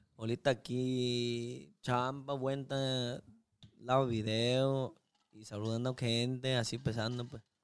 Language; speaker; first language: Spanish; non-native, learner; Chinese